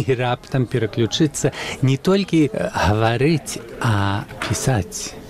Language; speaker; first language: Belarusian; early bilingual, heritage; Belarusian